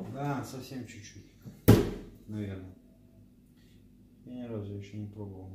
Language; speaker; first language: Russian; native; Russian